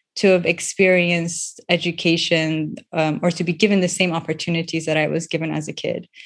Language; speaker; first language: English; non-native, local second language; Persian